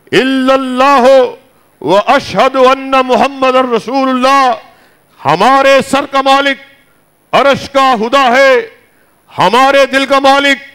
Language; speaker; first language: Urdu; native; Urdu